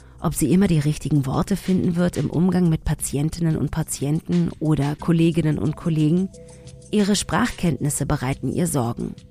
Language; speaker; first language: German; early bilingual, other home language; Tigrinya